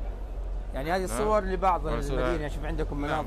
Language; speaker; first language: Arabic; native; Arabic